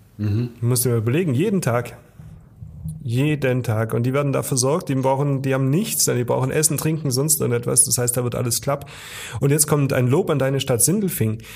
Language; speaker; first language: German; native; German